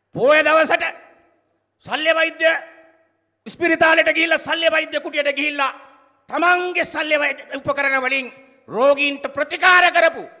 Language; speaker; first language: Sinhala; native; Sinhala